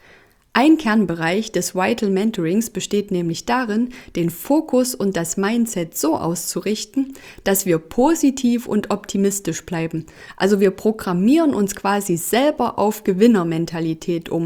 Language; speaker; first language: German; native; German